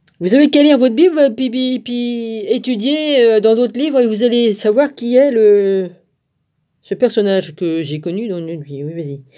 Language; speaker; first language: French; native; French